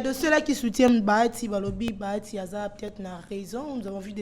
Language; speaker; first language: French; non-native, local second language; Lingala